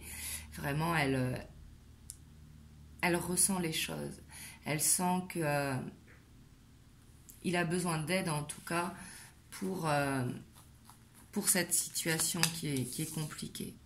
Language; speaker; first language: French; native; French